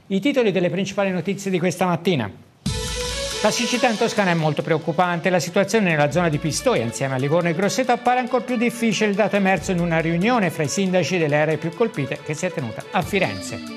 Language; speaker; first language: Italian; native; Italian